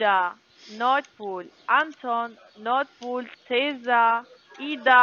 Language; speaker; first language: German; non-native, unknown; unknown